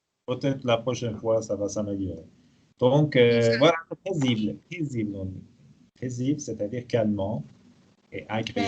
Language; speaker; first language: French; non-native, fluent; Persian